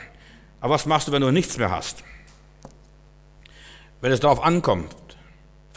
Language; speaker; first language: German; native; German